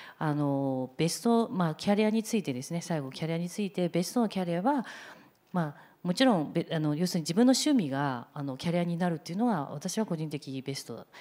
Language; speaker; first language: Japanese; non-native, fluent; Chinese